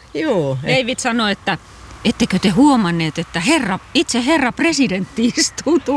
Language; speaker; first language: Finnish; native; Finnish